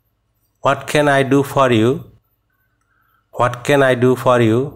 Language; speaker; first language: English; non-native, fluent; Bangla